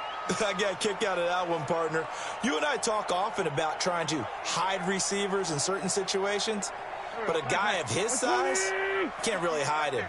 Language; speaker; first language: English; native; English